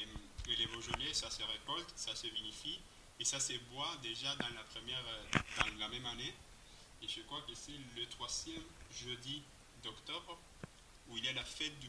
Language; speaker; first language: French; non-native, fluent; Spanish